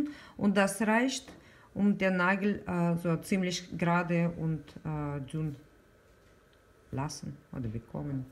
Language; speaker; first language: German; non-native, learner; Russian